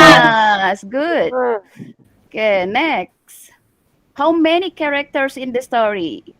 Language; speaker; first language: English; non-native, learner; Indonesian